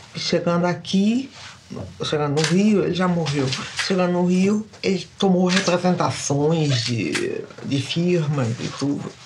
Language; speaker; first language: Portuguese; early bilingual, other home language; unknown